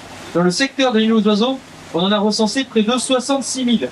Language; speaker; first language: French; native; French